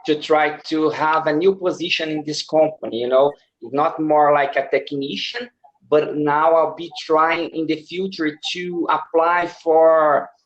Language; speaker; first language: English; non-native, learner; Portuguese